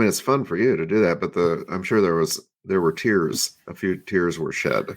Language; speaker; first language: English; native; English